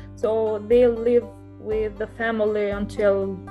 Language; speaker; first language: English; non-native, fluent; Albanian